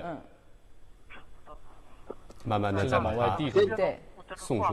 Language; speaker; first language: Chinese; native; Chinese